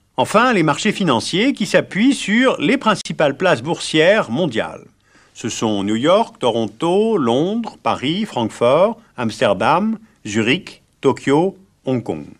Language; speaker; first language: French; native; French